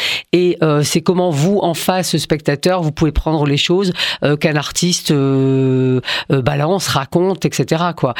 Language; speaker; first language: French; early bilingual, other home language; Arabic